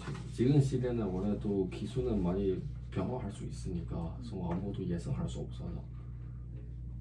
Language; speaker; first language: Korean; non-native, learner; Chinese